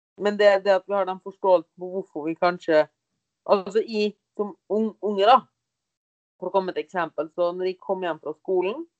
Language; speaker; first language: Norwegian; early bilingual, other home language; German